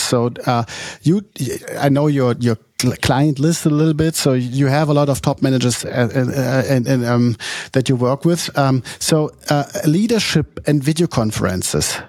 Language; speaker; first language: English; non-native, fluent; German